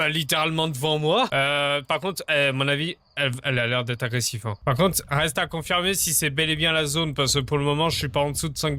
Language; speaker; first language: French; native; French